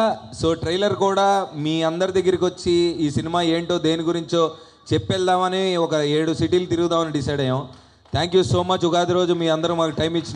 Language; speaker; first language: Telugu; native; Telugu